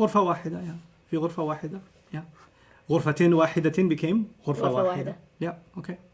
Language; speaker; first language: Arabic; non-native, fluent; English